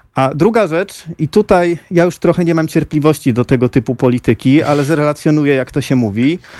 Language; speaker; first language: Polish; native; Polish